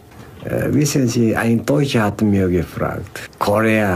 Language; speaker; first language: German; non-native, fluent; Korean